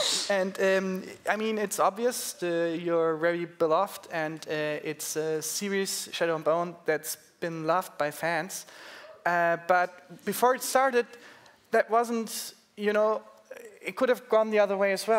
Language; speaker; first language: English; non-native, fluent; German